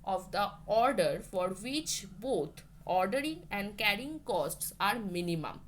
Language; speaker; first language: English; non-native, local second language; Bangla